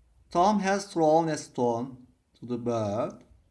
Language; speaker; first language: English; non-native, fluent; Turkish